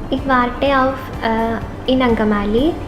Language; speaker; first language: German; non-native, learner; Malayalam